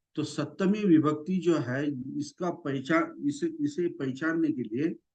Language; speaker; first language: Hindi; non-native, local second language; Marathi